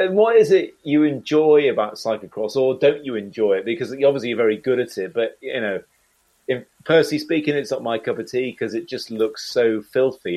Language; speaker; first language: English; native; English